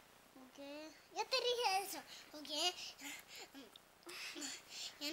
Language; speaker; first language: Spanish; early bilingual, heritage; Spanish